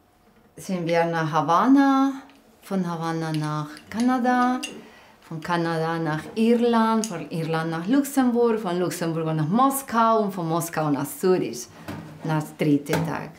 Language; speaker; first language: German; non-native, fluent; Spanish